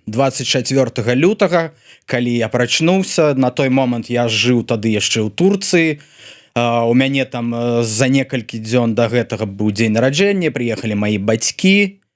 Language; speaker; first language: Belarusian; non-native, local second language; Russian